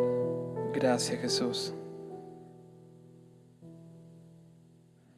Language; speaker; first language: Spanish; native; Spanish